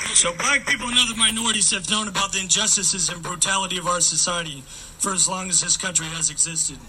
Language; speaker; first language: English; native; English